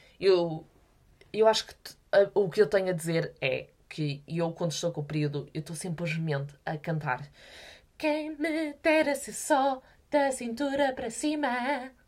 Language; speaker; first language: Portuguese; native; Portuguese